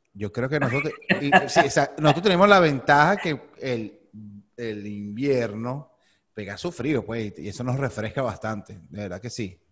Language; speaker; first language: Spanish; native; Spanish